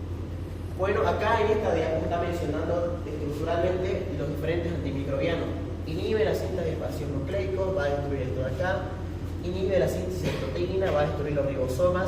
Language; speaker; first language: Spanish; native; Spanish